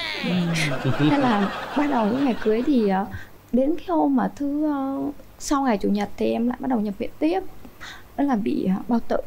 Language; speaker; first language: Vietnamese; native; Vietnamese